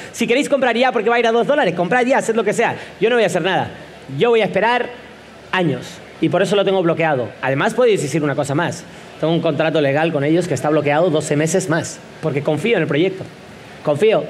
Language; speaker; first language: Spanish; native; Spanish